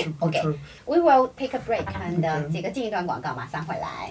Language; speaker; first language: Chinese; native; Chinese